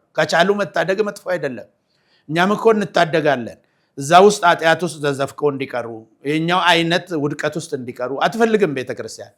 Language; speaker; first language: Amharic; non-native, local second language; Oromo